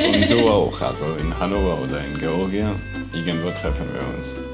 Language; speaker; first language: German; non-native, learner; Georgian